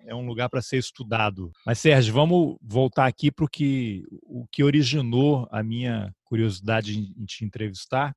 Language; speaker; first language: Portuguese; native; Portuguese